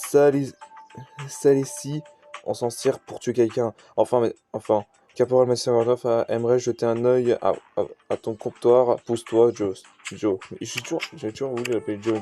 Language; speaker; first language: French; native; French